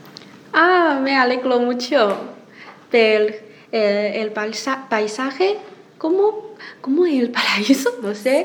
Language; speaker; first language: Spanish; non-native, learner; Chinese